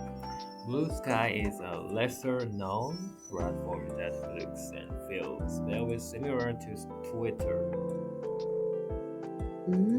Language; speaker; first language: English; non-native, learner; Japanese